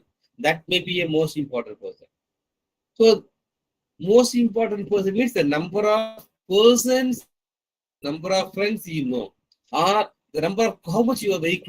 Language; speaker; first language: English; non-native, local second language; Tamil